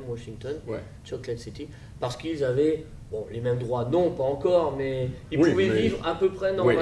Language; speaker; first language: French; native; French